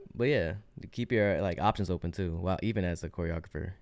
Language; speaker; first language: English; native; English